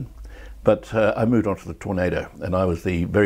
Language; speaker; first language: English; native; English